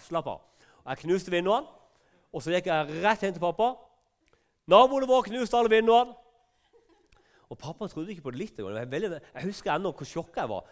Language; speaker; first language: Norwegian; native; Norwegian